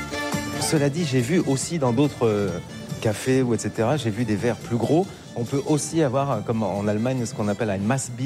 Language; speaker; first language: French; native; French